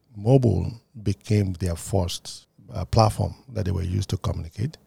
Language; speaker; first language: English; non-native, local second language; Yoruba